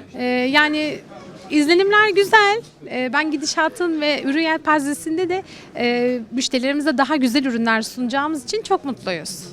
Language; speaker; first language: Turkish; native; Turkish